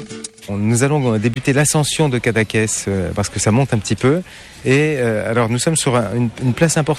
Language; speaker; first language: French; native; French